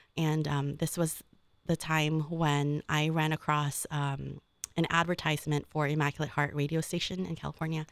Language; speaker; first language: English; native; English